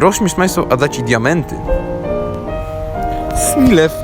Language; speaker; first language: Polish; native; Polish